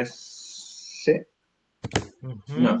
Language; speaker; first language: Spanish; non-native, learner; English